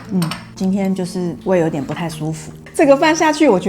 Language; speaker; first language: Chinese; native; Chinese